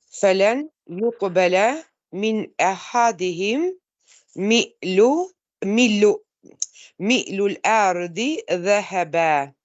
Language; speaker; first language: Arabic; non-native, learner; English